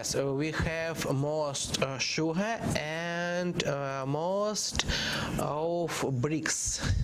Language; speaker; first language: English; non-native, learner; Ukrainian